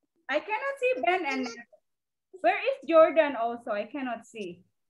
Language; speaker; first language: English; non-native, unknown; Indonesian